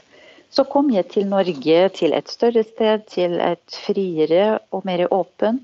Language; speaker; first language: Norwegian; non-native, fluent; Arabic